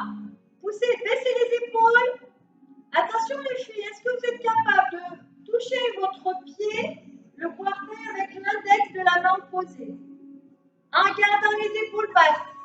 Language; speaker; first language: French; native; French